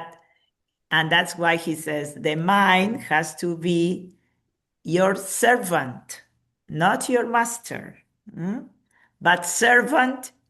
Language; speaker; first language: English; non-native, fluent; Spanish